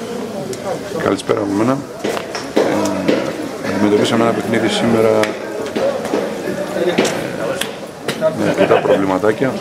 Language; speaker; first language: Greek; native; Greek